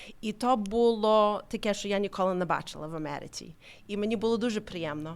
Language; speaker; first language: Ukrainian; early bilingual, heritage; Ukrainian